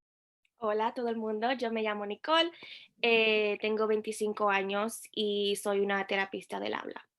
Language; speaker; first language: Spanish; early bilingual, heritage; Spanish